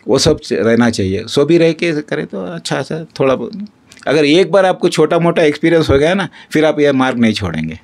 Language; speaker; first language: Hindi; non-native, local second language; Kannada